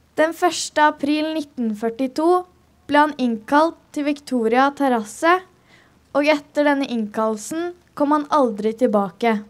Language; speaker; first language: Norwegian; native; Norwegian